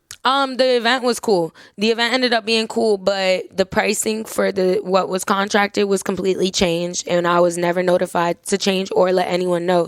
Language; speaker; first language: English; native; English